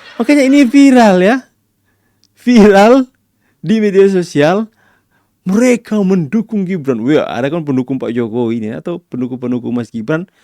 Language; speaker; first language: Indonesian; native; Indonesian